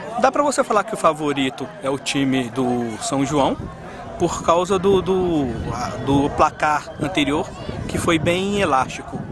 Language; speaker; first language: Portuguese; native; Portuguese